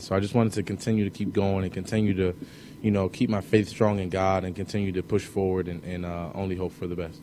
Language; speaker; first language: English; native; English